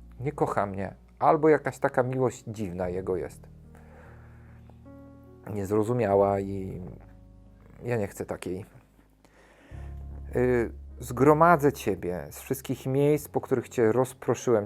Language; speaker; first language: Polish; native; Polish